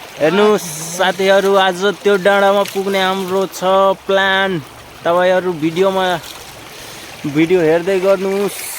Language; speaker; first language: Nepali; non-native, local second language; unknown